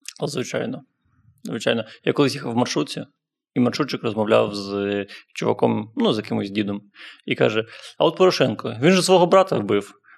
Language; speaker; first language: Ukrainian; non-native, local second language; Russian